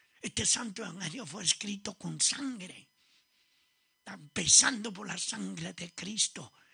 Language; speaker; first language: Spanish; early bilingual, other home language; Italian